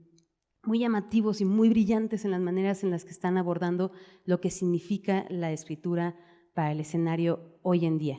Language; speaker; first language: Spanish; native; Spanish